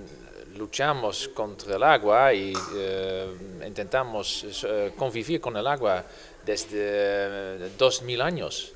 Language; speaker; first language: Spanish; non-native, learner; Dutch